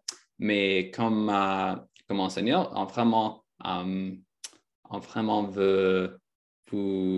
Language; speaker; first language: French; non-native, fluent; English